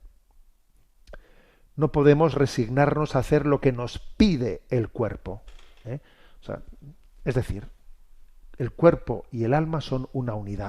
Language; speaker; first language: Spanish; native; Spanish